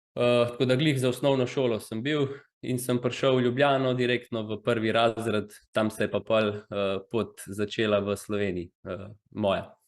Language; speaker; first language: Slovenian; early bilingual, other home language; Croatian